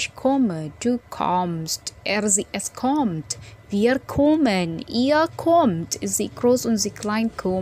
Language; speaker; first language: German; non-native, fluent; Indonesian